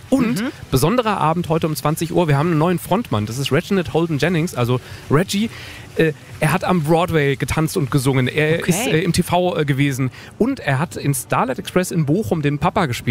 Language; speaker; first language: German; native; German